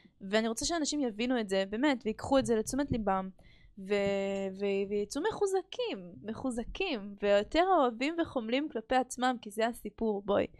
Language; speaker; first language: Hebrew; early bilingual, other home language; Russian